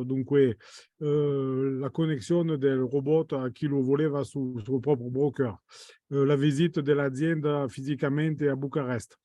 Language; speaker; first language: Italian; non-native, fluent; French